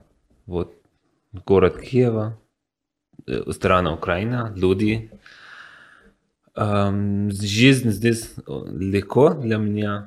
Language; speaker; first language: Russian; non-native, learner; Persian